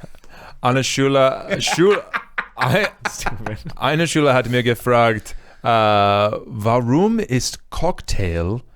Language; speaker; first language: German; non-native, learner; English